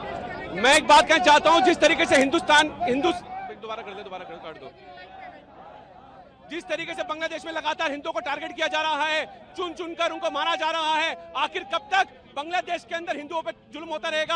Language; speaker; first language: Hindi; native; Hindi